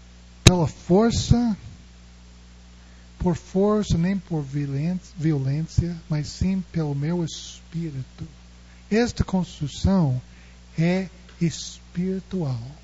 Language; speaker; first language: Portuguese; non-native, fluent; English